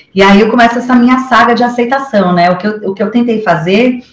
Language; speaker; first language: Portuguese; native; Portuguese